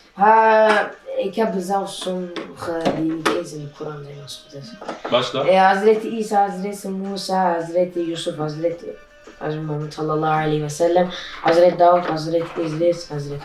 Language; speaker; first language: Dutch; early bilingual, other home language; Turkish